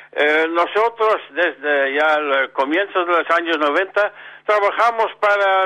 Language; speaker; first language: Spanish; non-native, fluent; Dutch